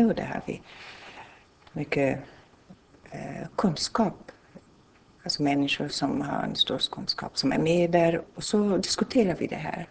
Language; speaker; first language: Swedish; non-native, fluent; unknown